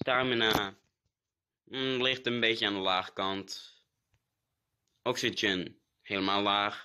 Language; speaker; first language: Dutch; native; Dutch